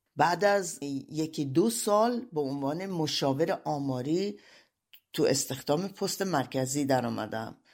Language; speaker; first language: Persian; native; Persian